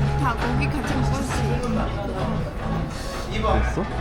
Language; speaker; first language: Korean; non-native, learner; Vietnamese